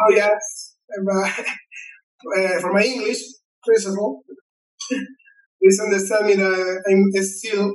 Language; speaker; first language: English; non-native, learner; Spanish